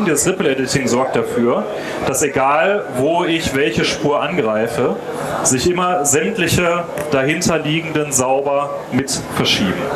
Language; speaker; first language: German; native; German